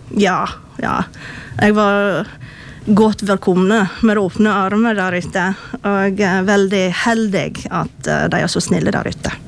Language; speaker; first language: Norwegian; non-native, fluent; English